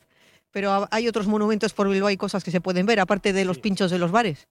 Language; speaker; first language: Spanish; native; Spanish